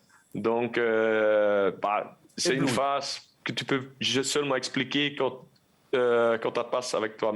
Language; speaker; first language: French; non-native, local second language; Dutch